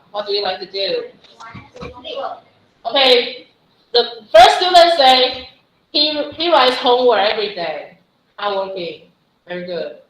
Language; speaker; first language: English; non-native, fluent; Chinese